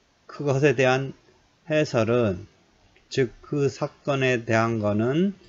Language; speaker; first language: Korean; native; Korean